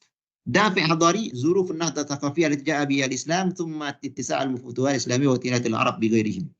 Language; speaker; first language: Arabic; non-native, fluent; Malay